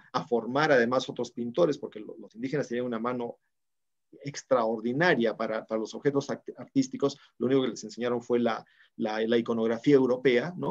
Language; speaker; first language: Spanish; native; Spanish